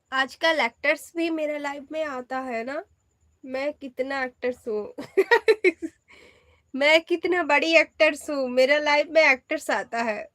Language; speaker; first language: Hindi; non-native, learner; Bangla